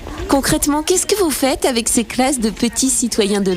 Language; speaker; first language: French; native; French